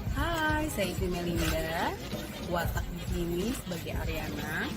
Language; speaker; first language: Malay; non-native, learner; Indonesian